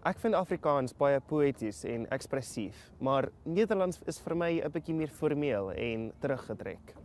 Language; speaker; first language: Dutch; non-native, fluent; English